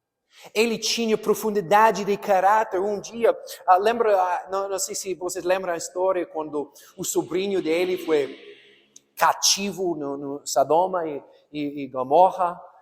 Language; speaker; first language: Portuguese; non-native, fluent; English